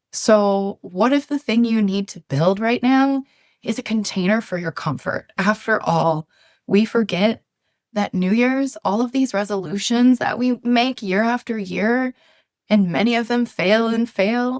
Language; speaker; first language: English; native; English